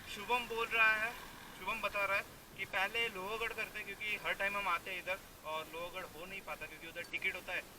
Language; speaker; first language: Hindi; non-native, local second language; Marathi